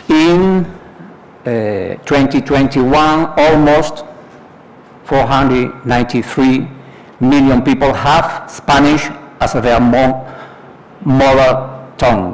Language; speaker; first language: English; non-native, fluent; Spanish